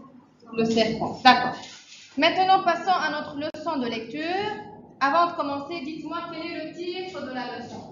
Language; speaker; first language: French; non-native, fluent; Arabic